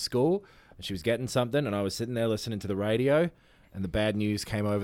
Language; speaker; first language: English; native; English